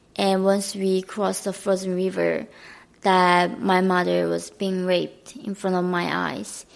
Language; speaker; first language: English; non-native, fluent; Korean